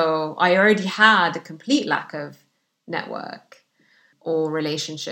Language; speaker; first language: English; non-native, fluent; Arabic